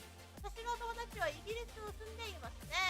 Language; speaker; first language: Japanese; non-native, learner; English